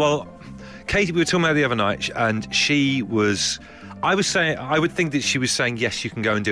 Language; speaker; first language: English; native; English